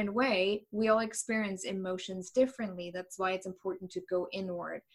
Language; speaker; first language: English; non-native, fluent; German